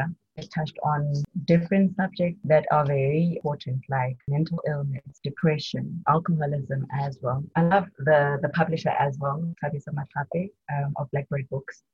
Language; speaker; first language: English; non-native, local second language; Tswana